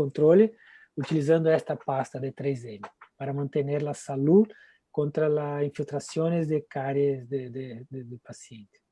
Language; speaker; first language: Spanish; non-native, fluent; Portuguese